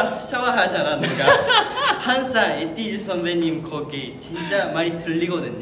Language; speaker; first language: Korean; non-native, fluent; Japanese